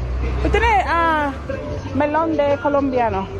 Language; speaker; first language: Spanish; non-native, learner; English